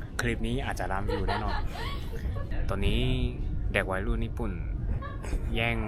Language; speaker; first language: Thai; non-native, fluent; Korean